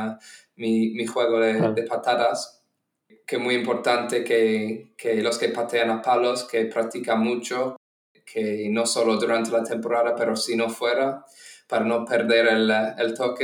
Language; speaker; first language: Spanish; non-native, fluent; English